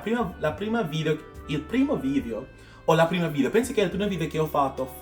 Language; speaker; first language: Italian; non-native, learner; English